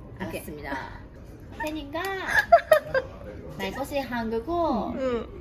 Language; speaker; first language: Korean; non-native, learner; Japanese